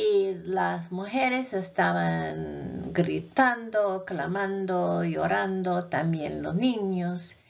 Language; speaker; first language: Spanish; non-native, fluent; English